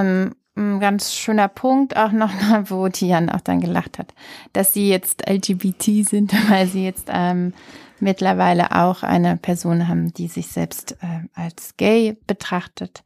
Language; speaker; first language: German; native; German